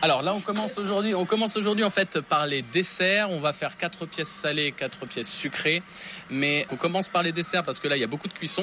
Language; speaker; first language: French; native; French